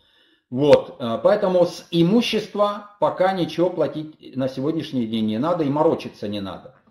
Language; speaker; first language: Russian; native; Russian